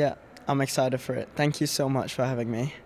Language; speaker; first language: English; native; English